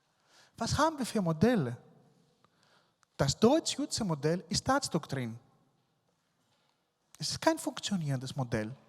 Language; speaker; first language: German; non-native, fluent; Greek